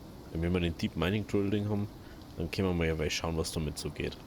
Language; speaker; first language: German; native; German